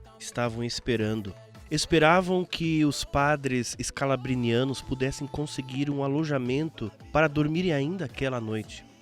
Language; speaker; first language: Portuguese; native; Portuguese